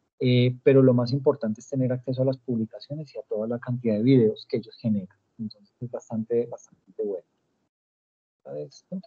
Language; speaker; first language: Spanish; native; Spanish